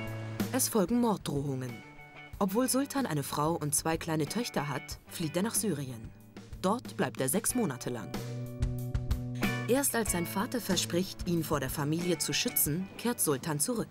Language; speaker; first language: German; native; German